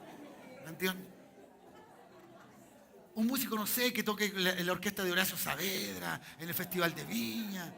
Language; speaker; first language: Spanish; native; Spanish